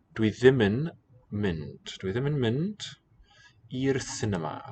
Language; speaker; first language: Welsh; non-native, learner; English